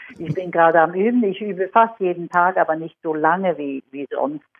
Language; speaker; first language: German; non-native, fluent; Swedish